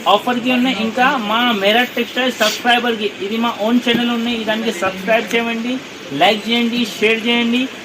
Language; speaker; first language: Telugu; non-native, local second language; Urdu